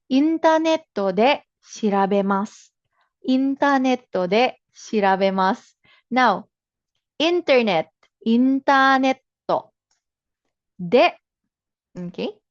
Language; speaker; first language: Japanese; non-native, fluent; Filipino